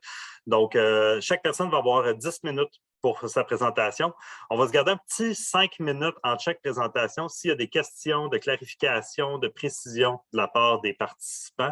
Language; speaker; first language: French; native; French